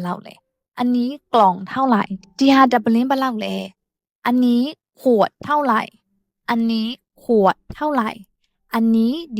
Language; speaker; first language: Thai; non-native, fluent; Burmese